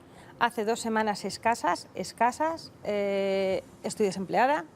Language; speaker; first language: Spanish; native; Spanish